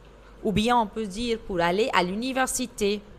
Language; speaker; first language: French; non-native, fluent; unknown